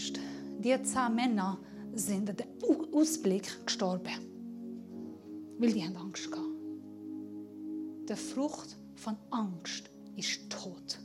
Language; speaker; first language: German; non-native, fluent; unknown